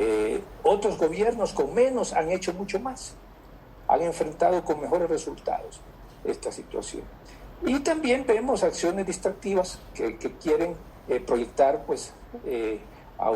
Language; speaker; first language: Spanish; native; Spanish